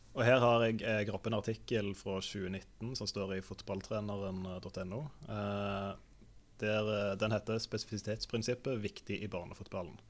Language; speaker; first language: Norwegian; native; Norwegian